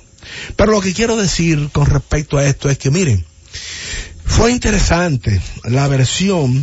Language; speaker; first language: Spanish; native; Spanish